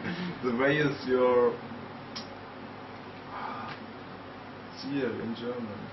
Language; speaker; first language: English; non-native, fluent; German